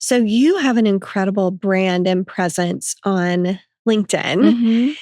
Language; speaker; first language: English; native; English